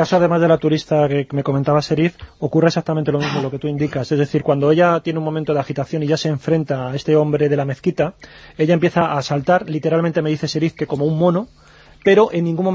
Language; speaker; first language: Spanish; native; Spanish